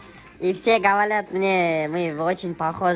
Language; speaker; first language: Russian; non-native, local second language; Kazakh